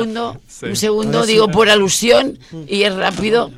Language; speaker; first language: Spanish; native; Spanish